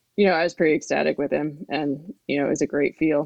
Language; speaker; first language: English; native; English